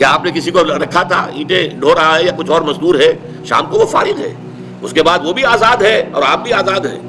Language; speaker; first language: Urdu; native; Urdu